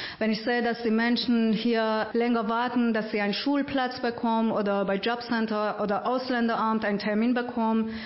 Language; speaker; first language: German; non-native, fluent; Persian